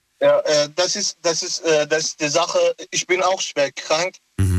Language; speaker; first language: German; non-native, local second language; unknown